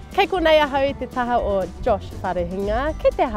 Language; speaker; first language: Māori; non-native, learner; English